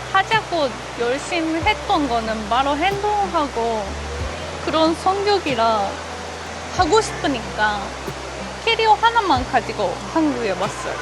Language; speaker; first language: Korean; non-native, fluent; Japanese